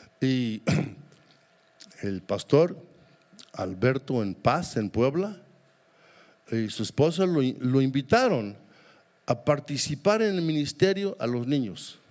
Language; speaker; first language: Spanish; native; Spanish